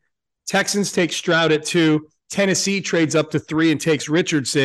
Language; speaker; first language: English; native; English